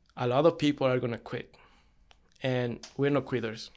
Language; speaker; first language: English; non-native, fluent; Spanish